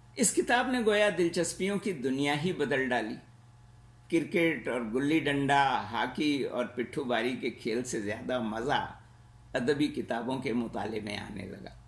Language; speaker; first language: Urdu; native; Urdu